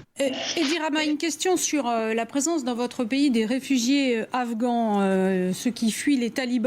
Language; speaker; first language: French; native; French